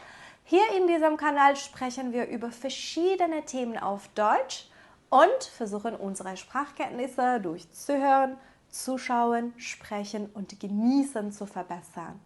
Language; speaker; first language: German; non-native, fluent; Persian